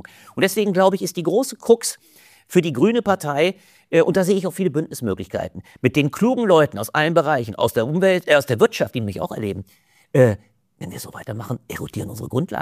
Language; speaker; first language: German; native; German